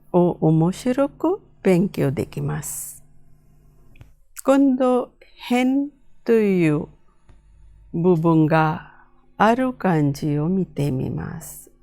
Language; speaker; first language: Japanese; non-native, fluent; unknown